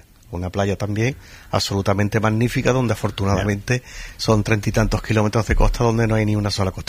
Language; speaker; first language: Spanish; native; Spanish